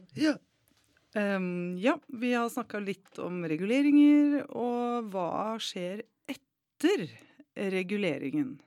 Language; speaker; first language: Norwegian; native; Norwegian